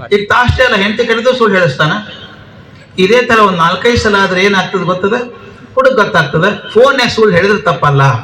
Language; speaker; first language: Kannada; native; Kannada